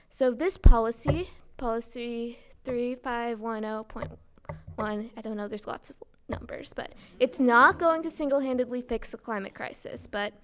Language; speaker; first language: English; native; English